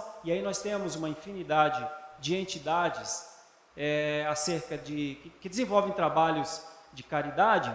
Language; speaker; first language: Portuguese; native; Portuguese